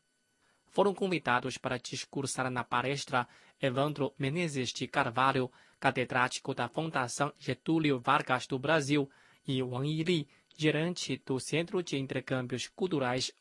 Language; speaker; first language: Portuguese; non-native, fluent; Chinese